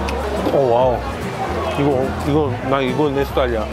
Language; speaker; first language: Korean; non-native, fluent; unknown